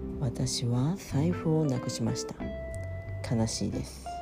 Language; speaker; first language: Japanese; non-native, fluent; French